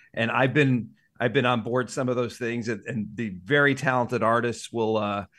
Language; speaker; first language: English; native; English